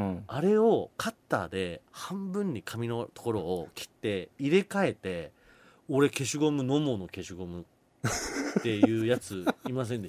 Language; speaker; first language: Japanese; native; Japanese